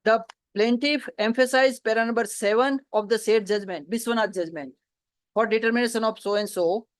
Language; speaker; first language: English; non-native, local second language; Gujarati